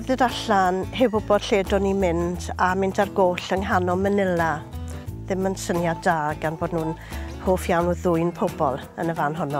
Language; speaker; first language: Welsh; native; Welsh